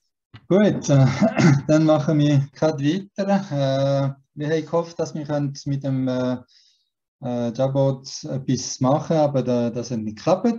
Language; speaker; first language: German; early bilingual, heritage; German